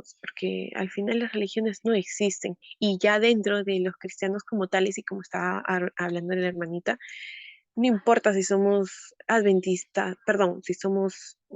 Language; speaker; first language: Spanish; native; Spanish